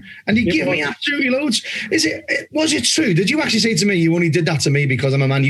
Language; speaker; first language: English; native; English